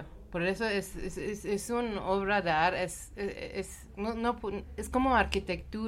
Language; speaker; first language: Spanish; non-native, learner; Persian